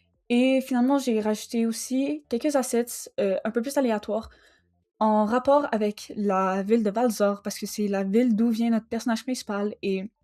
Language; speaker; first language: French; native; French